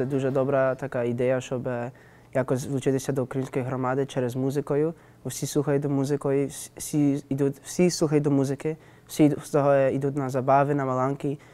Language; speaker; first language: Ukrainian; early bilingual, heritage; English